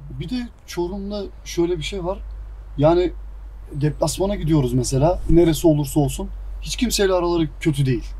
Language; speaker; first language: Turkish; native; Turkish